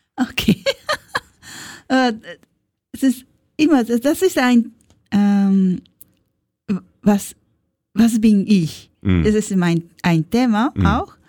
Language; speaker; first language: German; non-native, learner; Japanese